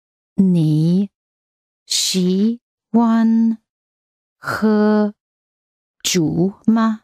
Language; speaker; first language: Chinese; non-native, learner; English